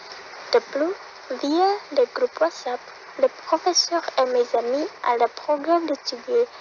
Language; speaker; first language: French; non-native, learner; Indonesian